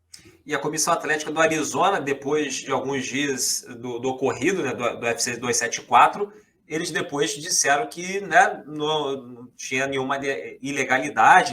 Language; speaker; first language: Portuguese; native; Portuguese